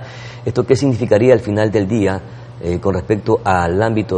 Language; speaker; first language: Spanish; native; Spanish